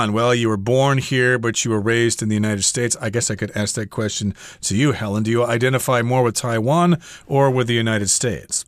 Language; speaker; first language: English; native; English